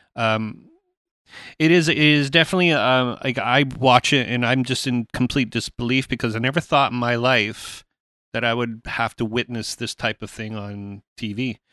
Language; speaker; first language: English; native; English